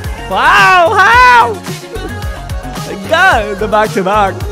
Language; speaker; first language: English; native; English